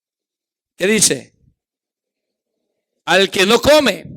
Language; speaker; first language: Spanish; native; Spanish